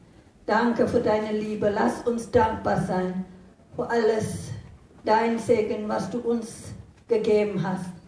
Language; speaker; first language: German; non-native, fluent; Indonesian